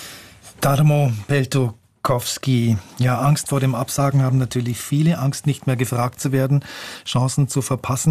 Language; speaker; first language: German; native; German